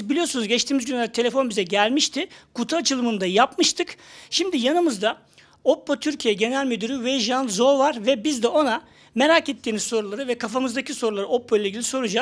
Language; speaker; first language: Turkish; native; Turkish